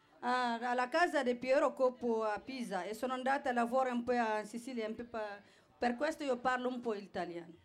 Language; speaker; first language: Italian; non-native, learner; Tamasheq